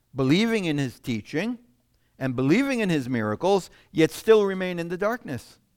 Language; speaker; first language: English; non-native, fluent; Italian